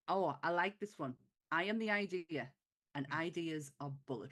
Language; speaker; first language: English; native; English